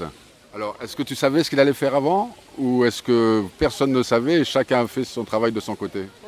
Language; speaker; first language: French; native; French